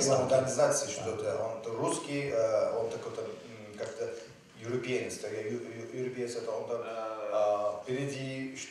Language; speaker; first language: Russian; non-native, learner; Turkish